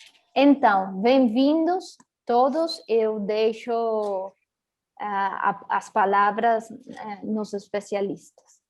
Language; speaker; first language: Portuguese; early bilingual, heritage; Portuguese